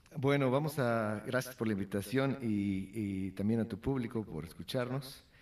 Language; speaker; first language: Spanish; native; Spanish